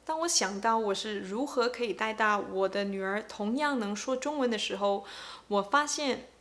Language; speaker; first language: Chinese; early bilingual, heritage; Chinese